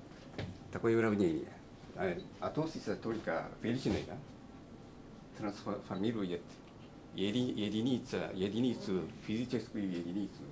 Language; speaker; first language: Russian; non-native, learner; Japanese